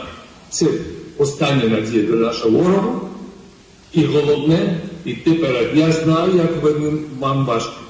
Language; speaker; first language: Ukrainian; non-native, fluent; Georgian